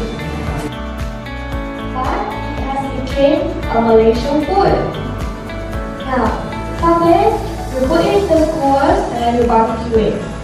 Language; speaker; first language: English; non-native, local second language; Hakka Chinese